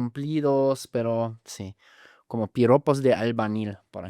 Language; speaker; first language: Spanish; non-native, fluent; German